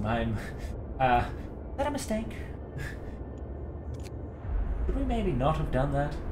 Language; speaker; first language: English; native; English